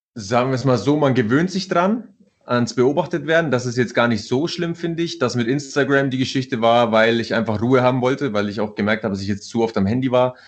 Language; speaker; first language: German; early bilingual, other home language; Italian